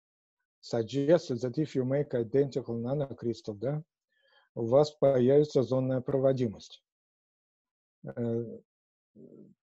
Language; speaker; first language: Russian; native; Russian